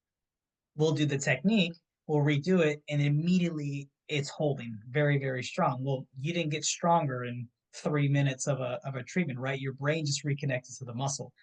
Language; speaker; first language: English; native; English